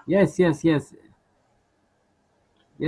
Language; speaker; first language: English; non-native, fluent; French